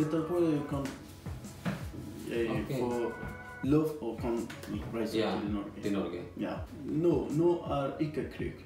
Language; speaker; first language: Norwegian; non-native, learner; Persian